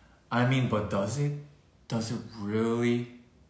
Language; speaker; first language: English; early bilingual, other home language; Korean